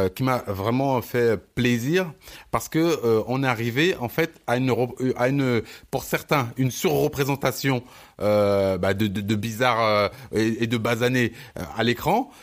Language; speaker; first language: French; early bilingual, other home language; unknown